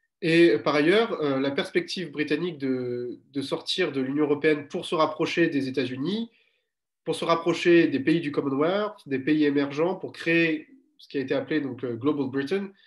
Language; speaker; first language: French; native; French